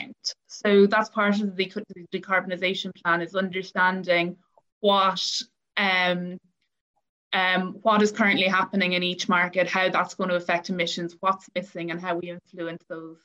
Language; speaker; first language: English; native; English